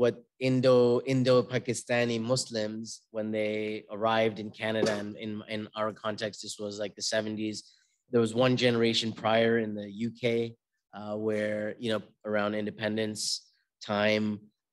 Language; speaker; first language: English; native; English